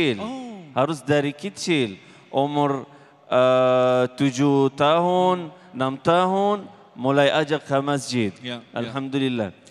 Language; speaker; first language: Indonesian; non-native, learner; Arabic